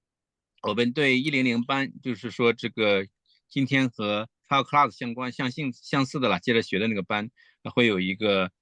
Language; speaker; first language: Chinese; native; Chinese